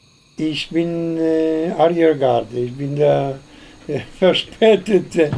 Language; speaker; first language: German; non-native, fluent; Polish